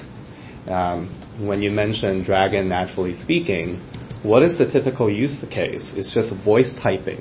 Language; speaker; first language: English; non-native, local second language; Cantonese